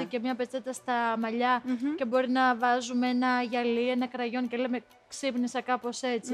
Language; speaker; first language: Greek; native; Greek